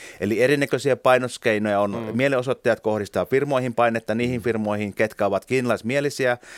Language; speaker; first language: Finnish; native; Finnish